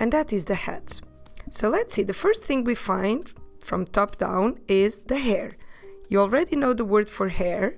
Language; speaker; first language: English; non-native, fluent; Portuguese